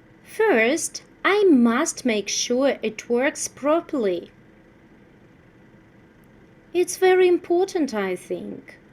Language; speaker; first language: English; non-native, fluent; Russian